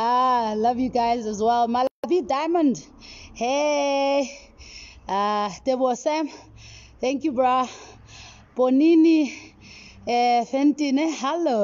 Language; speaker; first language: English; non-native, local second language; Northern Sotho